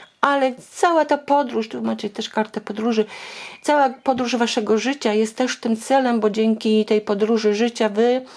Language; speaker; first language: Polish; native; Polish